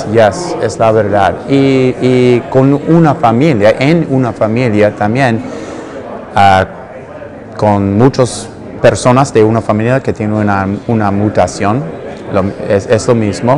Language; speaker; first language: Spanish; non-native, learner; English